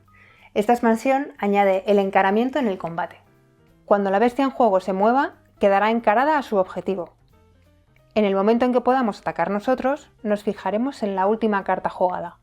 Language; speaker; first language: Spanish; native; Spanish